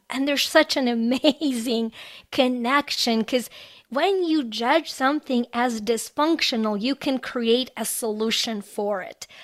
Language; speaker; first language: English; non-native, fluent; Ukrainian